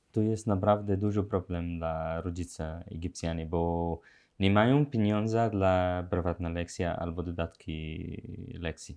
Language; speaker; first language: Polish; non-native, learner; Arabic